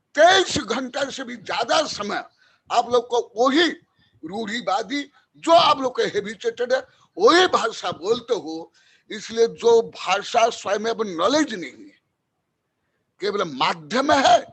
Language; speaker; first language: Hindi; native; Hindi